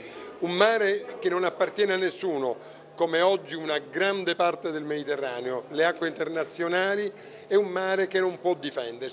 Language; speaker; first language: Italian; native; Italian